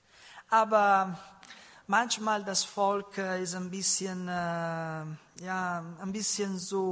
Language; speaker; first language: German; non-native, learner; Italian